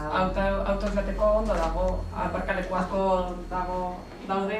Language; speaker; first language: Basque; non-native, learner; Spanish